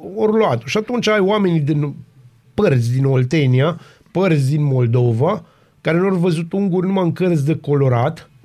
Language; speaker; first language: Romanian; native; Romanian